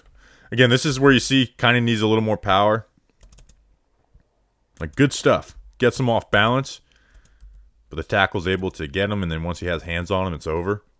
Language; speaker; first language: English; native; English